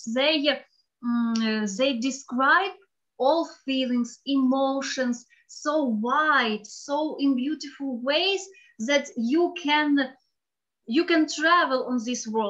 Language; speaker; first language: English; non-native, fluent; Ukrainian